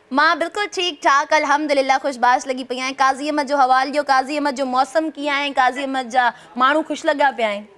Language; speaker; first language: Sindhi; native; Sindhi